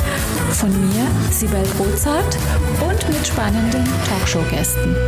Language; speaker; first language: German; native; German